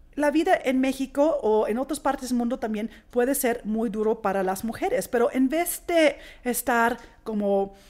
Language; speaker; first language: Spanish; non-native, fluent; English